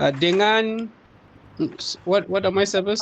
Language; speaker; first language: English; non-native, fluent; Nyanja